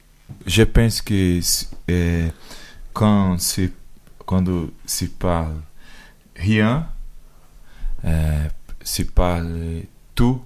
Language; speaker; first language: French; non-native, learner; Portuguese